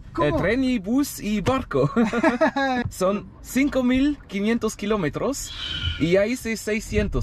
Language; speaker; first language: Spanish; non-native, learner; English